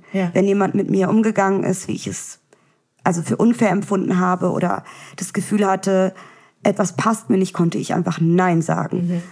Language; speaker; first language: German; early bilingual, other home language; Russian